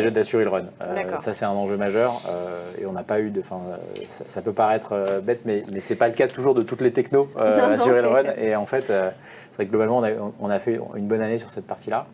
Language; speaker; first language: French; native; French